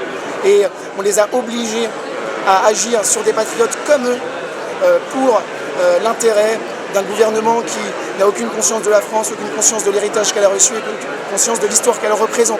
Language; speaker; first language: French; native; French